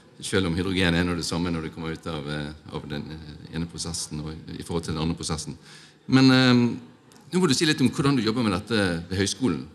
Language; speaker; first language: Norwegian; native; Norwegian